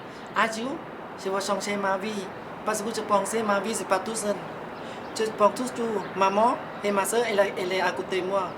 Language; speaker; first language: French; non-native, learner; Thai